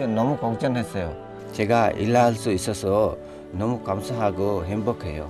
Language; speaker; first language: Korean; non-native, learner; Sinhala